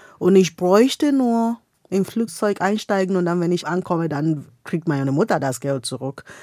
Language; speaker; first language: German; non-native, fluent; Igbo